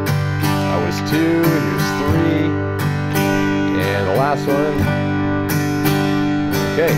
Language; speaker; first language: English; native; English